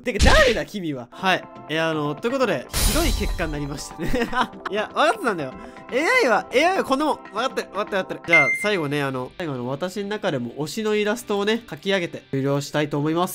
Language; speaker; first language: Japanese; native; Japanese